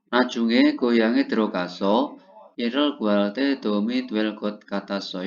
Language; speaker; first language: Korean; non-native, fluent; Indonesian